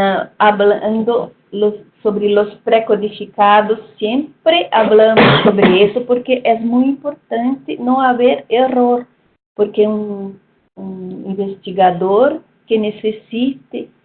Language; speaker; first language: Spanish; non-native, fluent; Portuguese